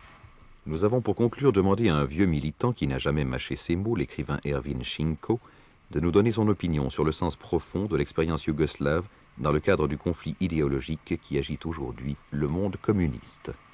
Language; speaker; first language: French; native; French